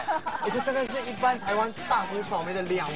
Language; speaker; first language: Chinese; native; Chinese